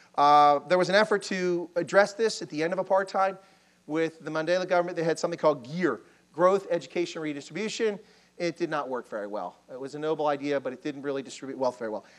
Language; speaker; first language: English; native; English